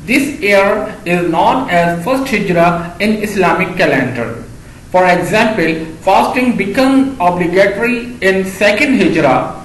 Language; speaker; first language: English; non-native, local second language; Urdu